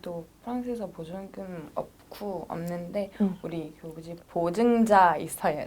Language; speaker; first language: Korean; non-native, fluent; French